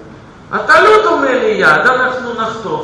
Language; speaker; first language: Hebrew; non-native, fluent; Russian